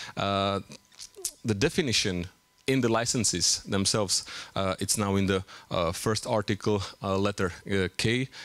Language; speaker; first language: English; non-native, fluent; Czech